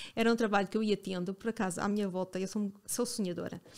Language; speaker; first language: Portuguese; native; Portuguese